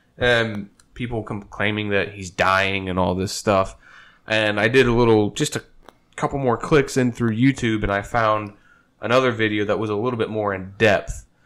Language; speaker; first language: English; native; English